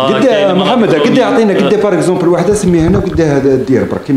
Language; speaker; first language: Arabic; native; Arabic